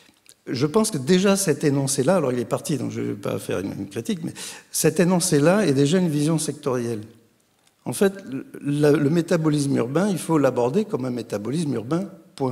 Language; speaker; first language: French; native; French